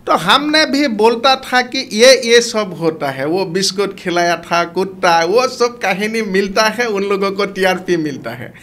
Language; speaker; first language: Hindi; non-native, local second language; Assamese